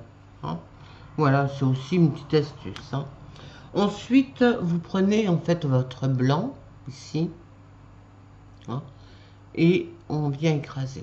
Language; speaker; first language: French; native; French